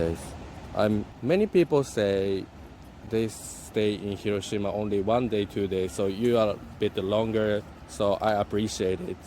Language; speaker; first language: English; non-native, learner; Japanese